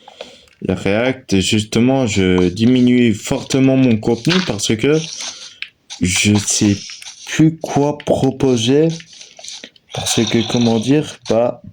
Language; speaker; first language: French; native; French